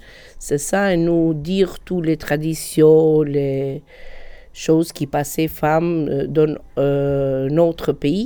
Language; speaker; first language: French; non-native, learner; Albanian